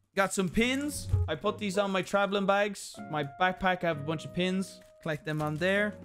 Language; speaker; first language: English; native; English